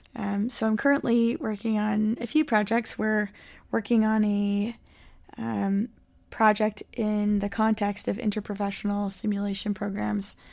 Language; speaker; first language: English; native; English